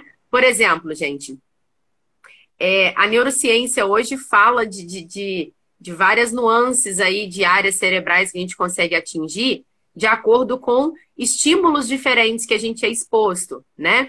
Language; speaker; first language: Portuguese; native; Portuguese